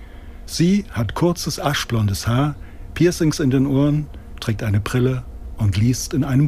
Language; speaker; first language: German; native; German